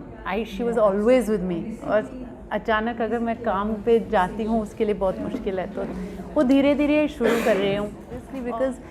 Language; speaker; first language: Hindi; non-native, local second language; French